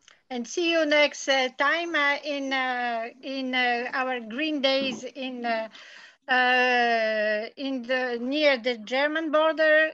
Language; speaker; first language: English; non-native, fluent; Polish